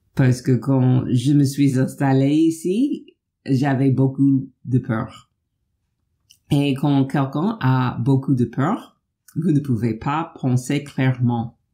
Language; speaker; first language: French; non-native, fluent; English